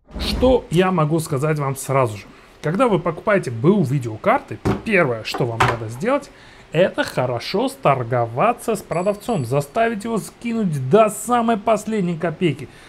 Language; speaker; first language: Russian; non-native, fluent; Georgian